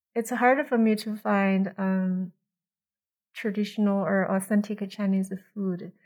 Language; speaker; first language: English; non-native, fluent; Chinese